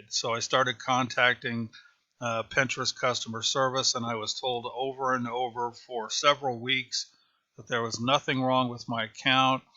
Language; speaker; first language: English; native; English